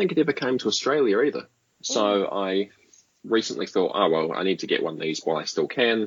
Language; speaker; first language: English; native; English